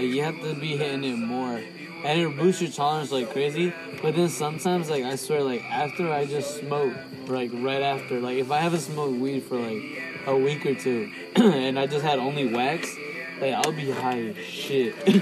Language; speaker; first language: English; early bilingual, other home language; Spanish